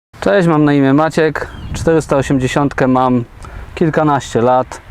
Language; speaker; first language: Polish; native; Polish